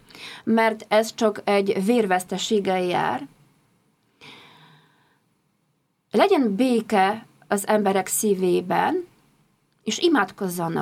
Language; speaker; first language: Hungarian; non-native, fluent; Polish